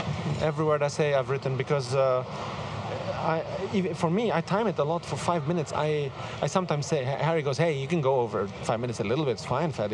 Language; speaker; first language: English; non-native, fluent; Arabic